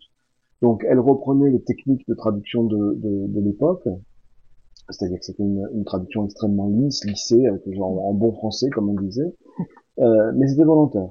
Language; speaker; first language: French; native; French